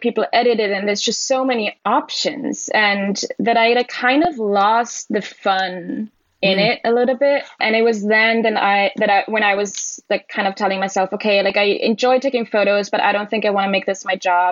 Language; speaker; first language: English; non-native, fluent; German